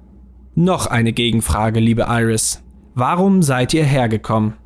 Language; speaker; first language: German; native; German